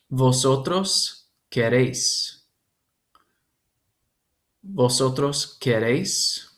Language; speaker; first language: Spanish; non-native, fluent; English